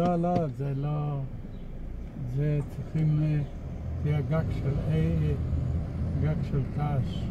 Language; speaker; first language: Hebrew; non-native, fluent; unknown